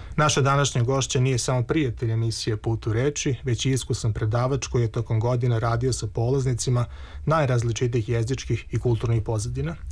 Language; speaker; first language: Serbian; native; Serbian